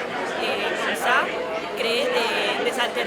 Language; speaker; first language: French; non-native, fluent; Spanish